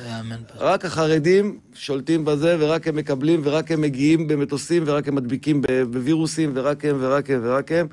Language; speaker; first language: Hebrew; native; Hebrew